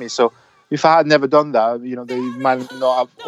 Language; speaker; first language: English; non-native, fluent; French